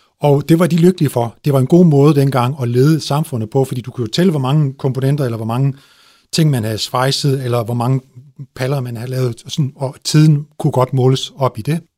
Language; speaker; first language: Danish; early bilingual, other home language; Turkish